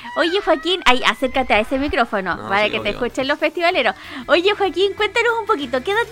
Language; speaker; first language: Spanish; native; Spanish